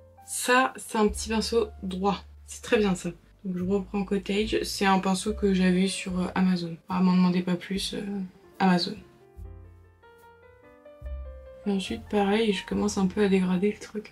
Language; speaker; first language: French; native; French